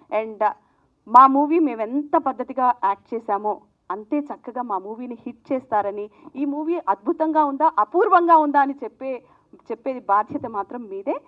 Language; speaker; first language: Telugu; native; Telugu